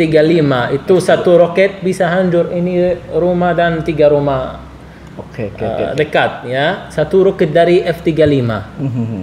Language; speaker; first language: Indonesian; non-native, learner; Arabic